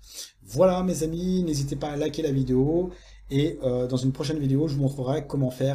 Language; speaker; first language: French; native; French